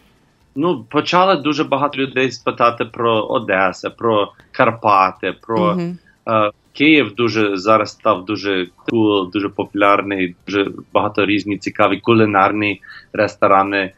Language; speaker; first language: Ukrainian; non-native, learner; English